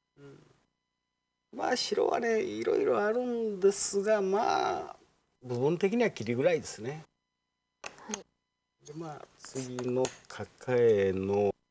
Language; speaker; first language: Japanese; native; Japanese